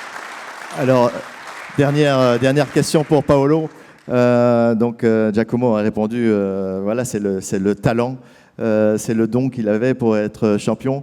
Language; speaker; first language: French; native; French